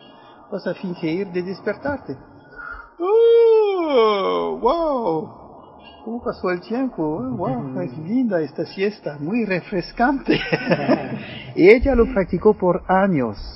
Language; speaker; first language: Spanish; non-native, fluent; French